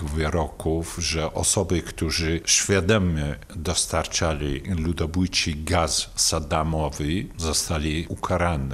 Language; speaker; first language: Polish; non-native, fluent; Kurdish